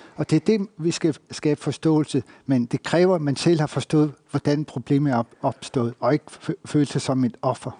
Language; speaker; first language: Danish; non-native, local second language; Kalaallisut